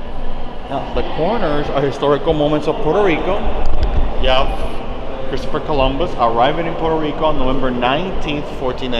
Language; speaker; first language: English; non-native, local second language; Spanish